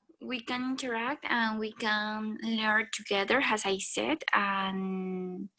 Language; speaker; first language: English; non-native, learner; Spanish